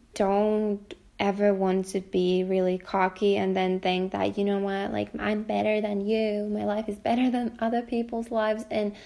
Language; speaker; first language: English; non-native, fluent; Finnish